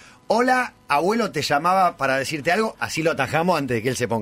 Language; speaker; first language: Spanish; native; Spanish